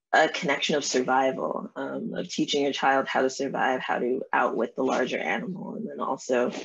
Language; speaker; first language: English; native; English